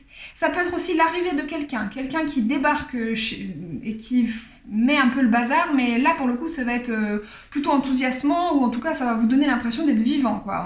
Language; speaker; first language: French; native; French